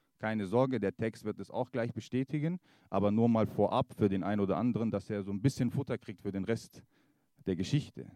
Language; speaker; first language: German; early bilingual, other home language; Kurdish